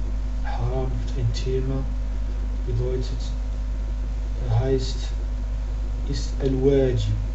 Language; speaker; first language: German; non-native, learner; Arabic